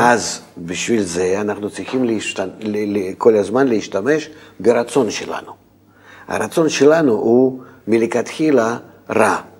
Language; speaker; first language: Hebrew; non-native, fluent; Russian